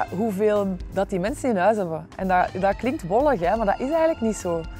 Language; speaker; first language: Dutch; native; Dutch